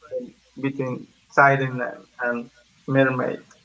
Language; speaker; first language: English; non-native, learner; Spanish